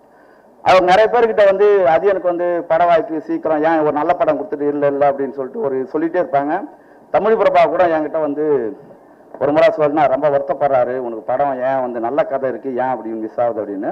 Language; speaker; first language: Tamil; native; Tamil